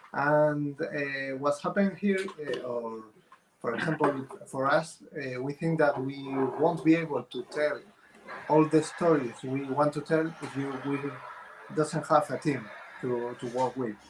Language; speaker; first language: English; non-native, fluent; Spanish